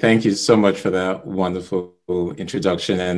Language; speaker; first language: English; non-native, local second language; Igbo